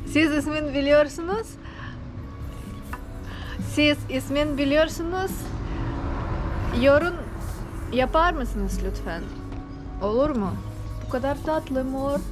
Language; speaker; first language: Turkish; non-native, learner; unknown